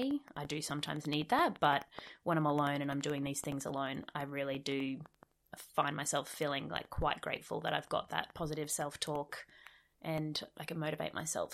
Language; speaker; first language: English; native; English